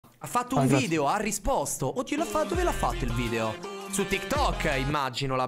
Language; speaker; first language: Italian; native; Italian